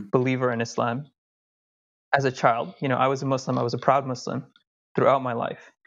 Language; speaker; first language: English; early bilingual, other home language; Hindi